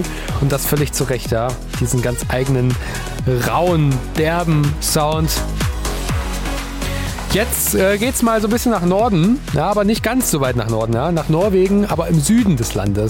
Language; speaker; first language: German; native; German